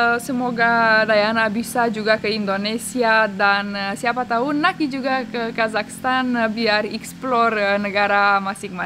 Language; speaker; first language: Indonesian; non-native, fluent; Romanian